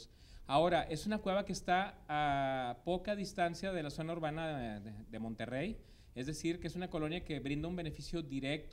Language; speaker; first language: Spanish; native; Spanish